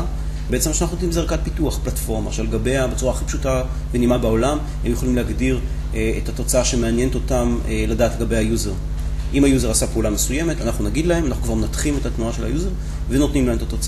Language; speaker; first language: Hebrew; native; Hebrew